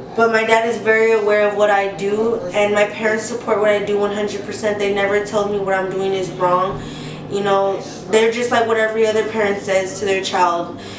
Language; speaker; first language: English; native; English